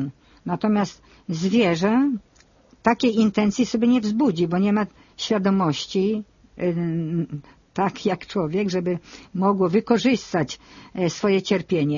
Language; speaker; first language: Polish; native; Polish